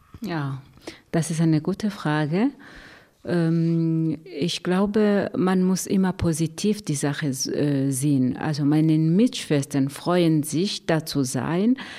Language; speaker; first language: German; non-native, fluent; Rundi